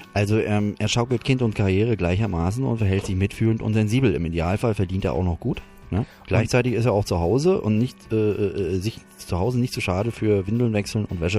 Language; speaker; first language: German; native; German